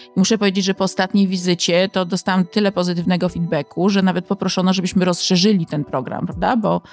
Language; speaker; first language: Polish; native; Polish